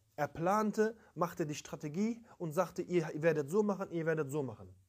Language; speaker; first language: German; early bilingual, other home language; Turkish